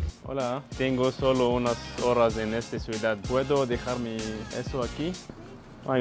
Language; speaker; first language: Spanish; non-native, learner; Arabic